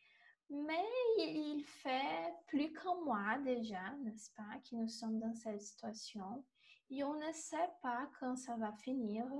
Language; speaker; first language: French; non-native, fluent; Portuguese